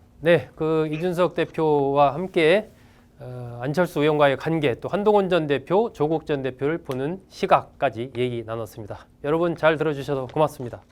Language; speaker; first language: Korean; native; Korean